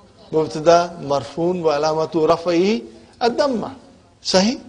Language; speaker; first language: Arabic; non-native, fluent; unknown